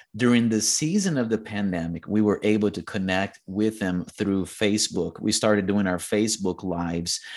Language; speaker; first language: English; non-native, fluent; Portuguese